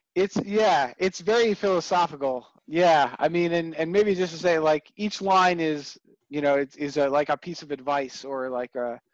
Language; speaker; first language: English; native; English